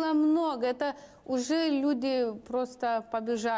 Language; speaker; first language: Russian; non-native, local second language; Lithuanian